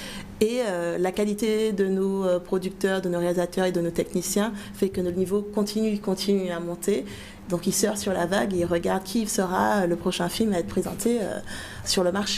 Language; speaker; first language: French; native; French